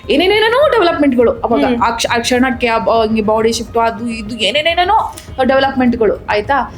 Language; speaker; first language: Kannada; native; Kannada